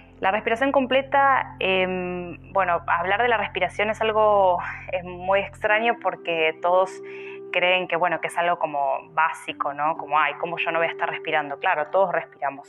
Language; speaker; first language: Spanish; native; Spanish